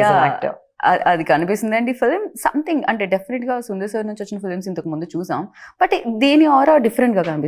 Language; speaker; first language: Telugu; native; Telugu